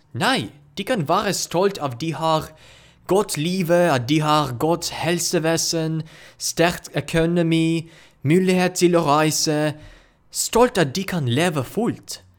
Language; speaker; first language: Norwegian; non-native, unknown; Ukrainian